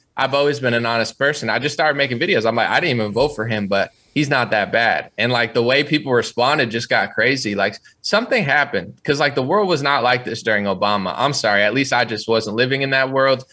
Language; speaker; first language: English; native; English